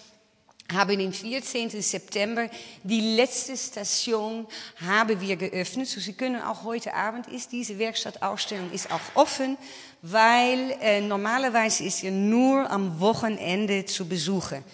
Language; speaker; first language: German; non-native, fluent; Dutch